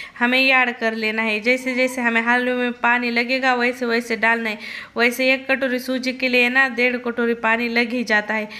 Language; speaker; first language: Hindi; non-native, local second language; Marathi